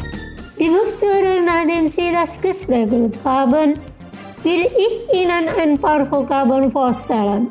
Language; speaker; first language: German; non-native, fluent; Indonesian